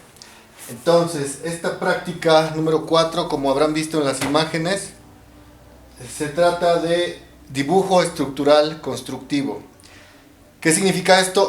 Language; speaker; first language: Spanish; native; Spanish